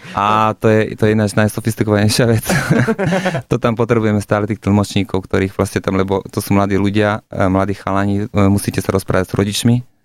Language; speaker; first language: Slovak; non-native, local second language; Hungarian